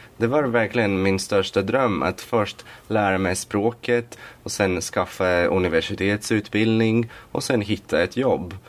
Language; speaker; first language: Swedish; non-native, fluent; Latvian